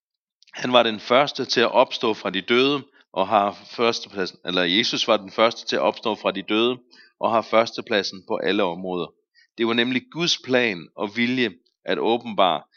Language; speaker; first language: Danish; native; Danish